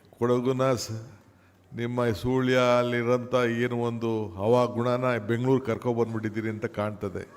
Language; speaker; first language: Kannada; native; Kannada